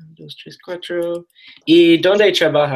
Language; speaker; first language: Spanish; non-native, learner; English